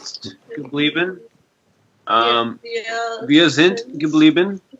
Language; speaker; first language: German; non-native, learner; English